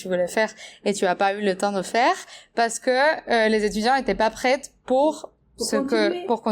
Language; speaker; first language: French; non-native, fluent; Spanish